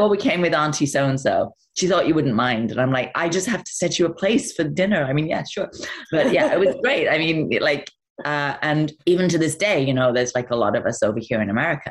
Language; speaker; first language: English; native; English